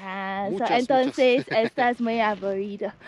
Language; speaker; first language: Spanish; non-native, learner; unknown